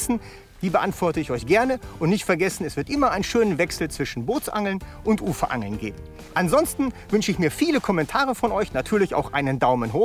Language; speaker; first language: German; native; German